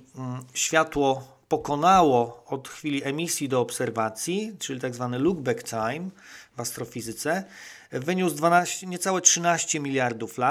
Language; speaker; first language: Polish; native; Polish